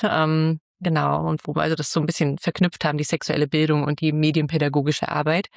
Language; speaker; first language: German; native; German